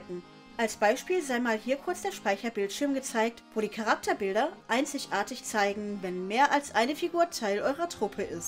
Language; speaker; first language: German; native; German